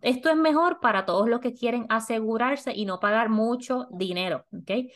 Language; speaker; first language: Spanish; native; Spanish